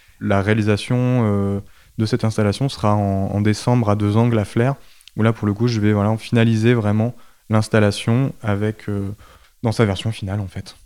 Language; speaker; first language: French; native; French